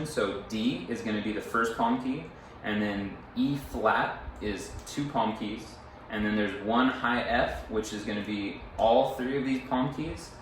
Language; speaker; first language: English; native; English